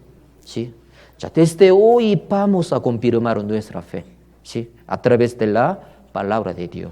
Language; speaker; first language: Spanish; non-native, learner; Korean